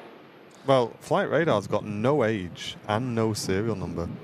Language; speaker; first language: English; native; English